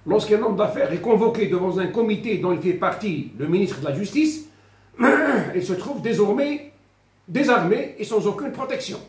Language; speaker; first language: French; non-native, local second language; Arabic